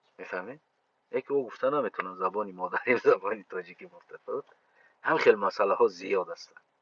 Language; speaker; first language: Tajik; non-native, local second language; Uzbek